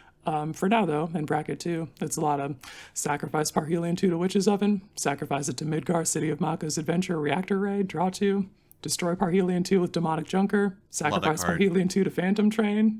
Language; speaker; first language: English; native; English